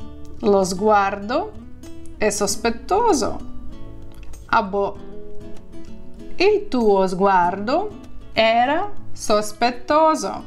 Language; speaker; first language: Italian; non-native, fluent; Ukrainian